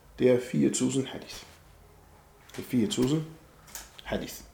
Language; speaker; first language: Danish; non-native, fluent; Arabic